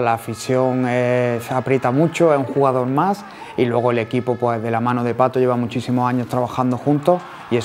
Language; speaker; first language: Spanish; native; Spanish